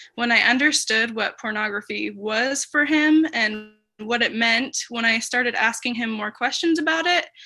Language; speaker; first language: English; native; English